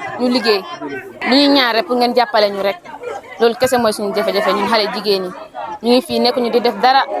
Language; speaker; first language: Wolof; non-native, local second language; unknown